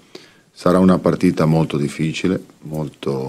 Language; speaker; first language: Italian; non-native, fluent; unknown